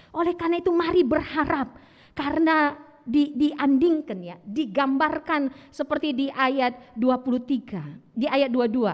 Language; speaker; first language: Indonesian; native; Indonesian